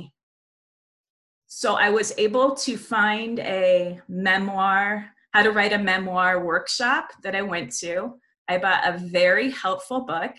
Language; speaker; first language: English; native; English